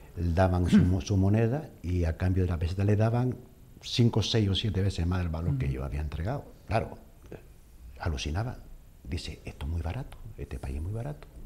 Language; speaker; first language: Spanish; native; Spanish